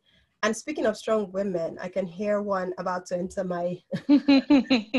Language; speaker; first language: English; non-native, local second language; Yoruba